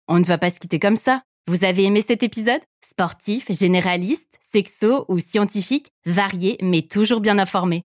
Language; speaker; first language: French; native; French